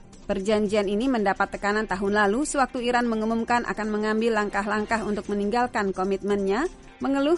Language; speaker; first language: Indonesian; native; Indonesian